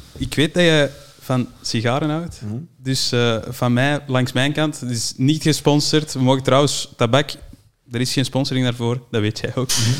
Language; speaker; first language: Dutch; native; Dutch